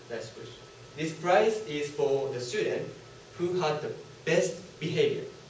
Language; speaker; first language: English; non-native, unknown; Japanese